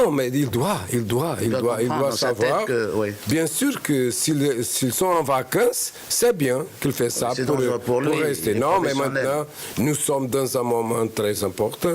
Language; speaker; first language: French; non-native, fluent; Portuguese